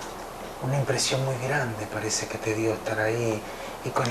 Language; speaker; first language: Spanish; native; Spanish